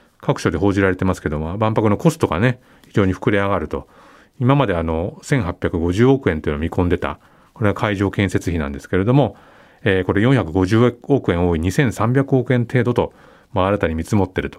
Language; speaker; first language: Japanese; native; Japanese